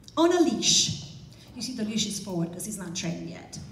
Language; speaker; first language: English; non-native, fluent; Romanian